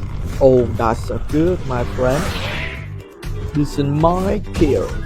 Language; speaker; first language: English; non-native, learner; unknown